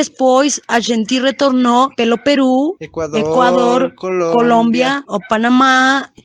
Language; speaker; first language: Portuguese; non-native, learner; Spanish